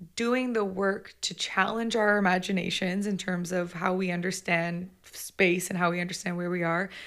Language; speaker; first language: English; native; English